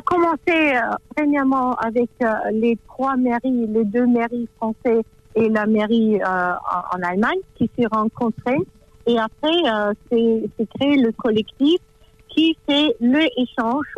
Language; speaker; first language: French; non-native, fluent; German